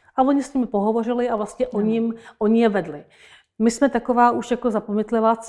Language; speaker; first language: Czech; native; Czech